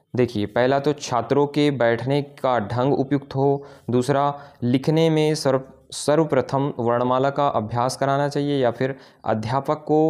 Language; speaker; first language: Hindi; native; Hindi